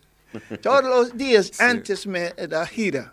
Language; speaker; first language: Spanish; non-native, learner; English